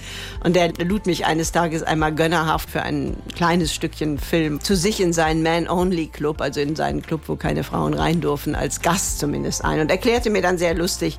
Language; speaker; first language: German; native; German